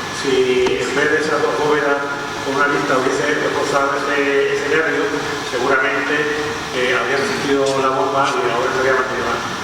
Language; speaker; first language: Spanish; native; Spanish